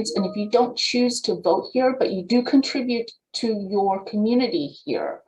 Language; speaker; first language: English; native; English